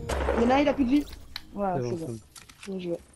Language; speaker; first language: French; native; French